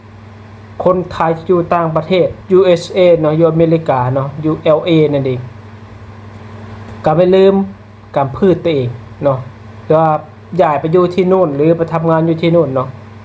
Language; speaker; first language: Thai; non-native, local second language; Lao